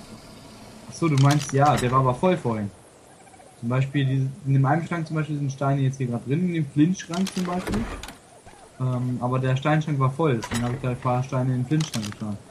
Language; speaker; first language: German; native; German